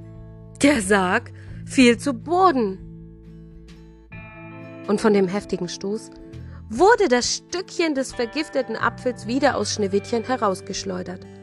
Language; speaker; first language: German; native; German